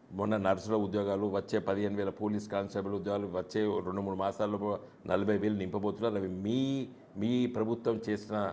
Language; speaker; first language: Telugu; native; Telugu